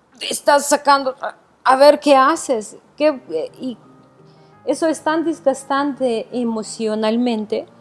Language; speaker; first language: Spanish; non-native, fluent; Ukrainian